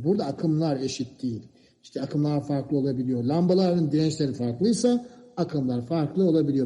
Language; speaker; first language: Turkish; native; Turkish